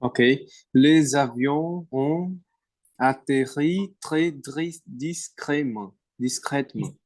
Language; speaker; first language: French; non-native, learner; Portuguese